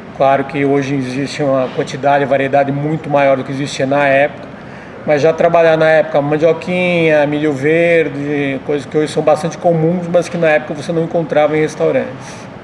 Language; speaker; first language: Portuguese; native; Portuguese